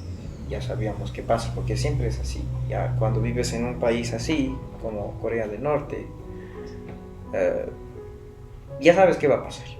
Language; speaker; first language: Spanish; non-native, fluent; Persian